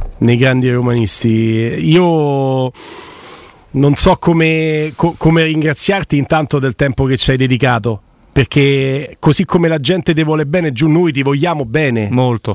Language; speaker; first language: Italian; native; Italian